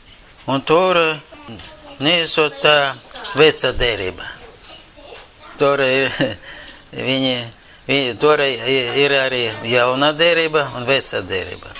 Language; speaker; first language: Latvian; non-native, local second language; Russian